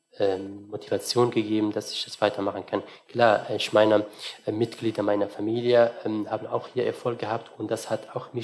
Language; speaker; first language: German; non-native, fluent; Arabic